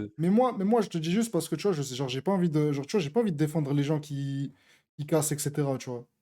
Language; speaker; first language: French; native; French